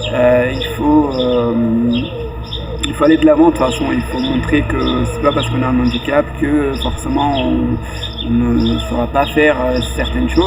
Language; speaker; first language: French; native; French